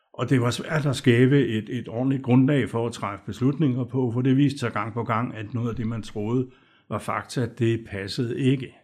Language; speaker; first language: Danish; native; Danish